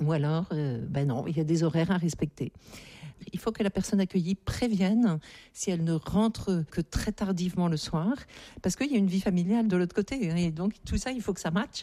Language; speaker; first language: French; native; French